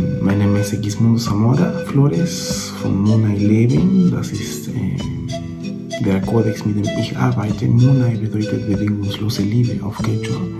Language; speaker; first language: German; non-native, fluent; Spanish